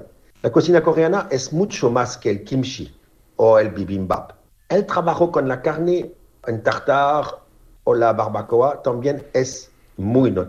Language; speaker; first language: Spanish; non-native, fluent; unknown